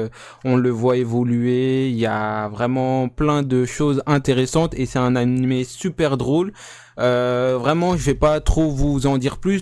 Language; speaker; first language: French; native; French